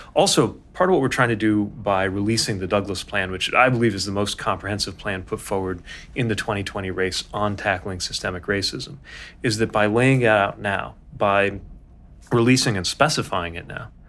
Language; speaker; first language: English; native; English